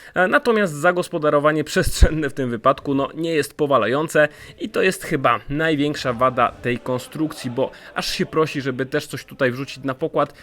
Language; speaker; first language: Polish; native; Polish